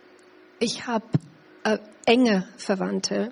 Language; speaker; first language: German; non-native, learner; English